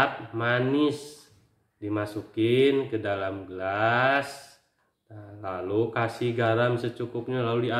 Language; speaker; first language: Indonesian; native; Indonesian